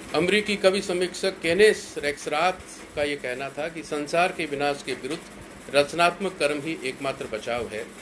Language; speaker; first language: Hindi; native; Hindi